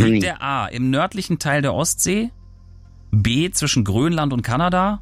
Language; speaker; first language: German; native; German